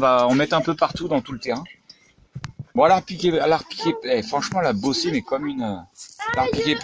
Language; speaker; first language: French; native; French